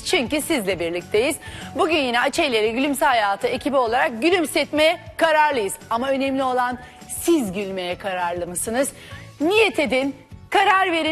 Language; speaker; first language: Turkish; native; Turkish